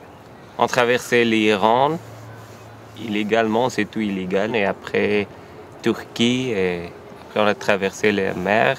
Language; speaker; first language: French; non-native, learner; Persian